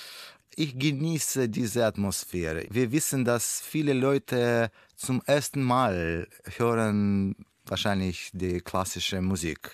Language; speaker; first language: German; non-native, learner; Russian